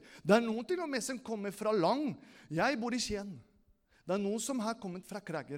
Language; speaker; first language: Norwegian; non-native, fluent; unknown